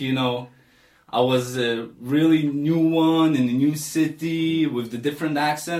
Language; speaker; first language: English; non-native, fluent; Lithuanian